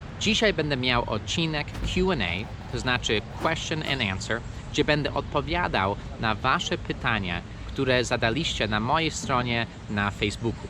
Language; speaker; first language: Polish; early bilingual, heritage; Polish